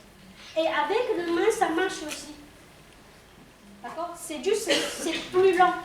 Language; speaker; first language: French; non-native, local second language; Chinese